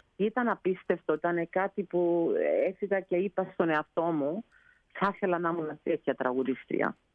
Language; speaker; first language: Greek; early bilingual, heritage; Greek